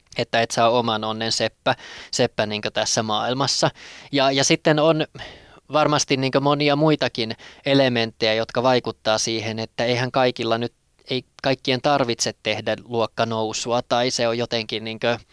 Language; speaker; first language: Finnish; native; Finnish